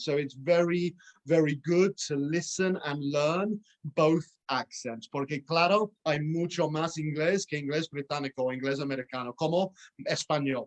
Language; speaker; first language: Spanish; non-native, fluent; English